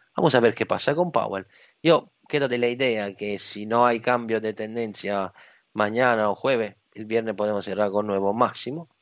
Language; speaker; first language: Spanish; non-native, fluent; Italian